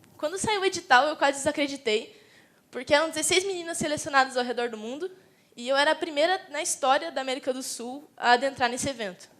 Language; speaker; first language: Portuguese; native; Portuguese